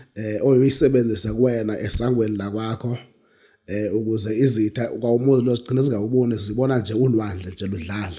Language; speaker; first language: Zulu; native; Zulu